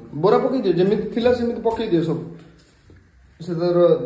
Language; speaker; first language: Hindi; non-native, local second language; Odia